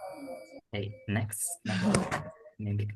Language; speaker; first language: English; non-native, learner; Indonesian